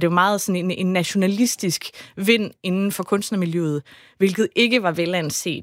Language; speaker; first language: Danish; native; Danish